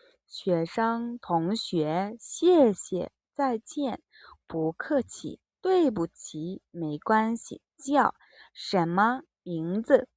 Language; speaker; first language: Chinese; non-native, fluent; Mongolian